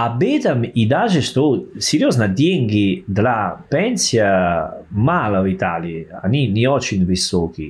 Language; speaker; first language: Russian; non-native, learner; Italian